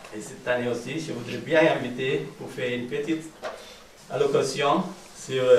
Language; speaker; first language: French; non-native, fluent; Sinhala